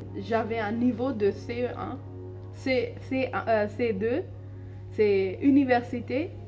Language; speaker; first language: French; non-native, learner; Hindi